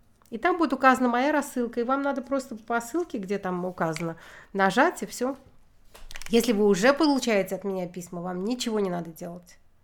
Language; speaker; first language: Russian; native; Russian